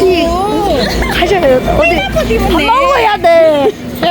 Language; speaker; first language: Korean; non-native, learner; Filipino